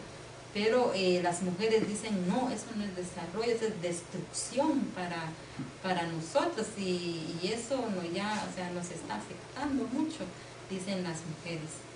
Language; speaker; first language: Spanish; non-native, local second language; Kaqchikel